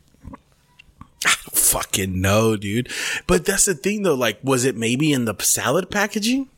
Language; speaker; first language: English; early bilingual, other home language; Spanish